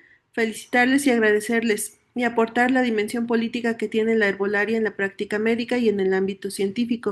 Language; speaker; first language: Spanish; native; Spanish